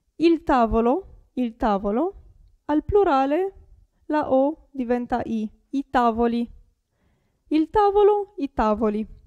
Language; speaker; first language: Italian; non-native, fluent; Romanian